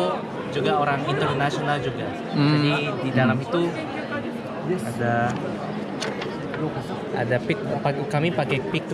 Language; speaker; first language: Indonesian; non-native, learner; Japanese